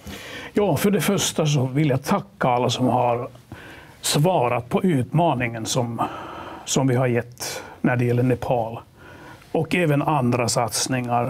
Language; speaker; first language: Swedish; non-native, local second language; Finnish